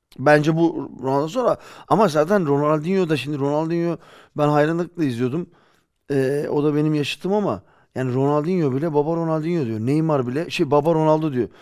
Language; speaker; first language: Turkish; early bilingual, heritage; Turkish